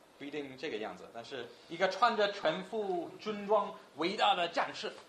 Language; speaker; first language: Chinese; non-native, fluent; English